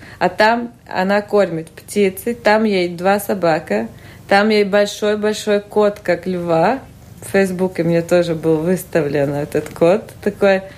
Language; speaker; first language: Russian; non-native, local second language; Latvian